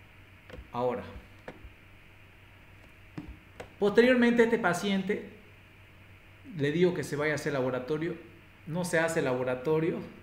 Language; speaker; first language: Spanish; native; Spanish